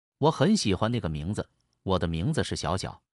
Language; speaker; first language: Chinese; non-native, learner; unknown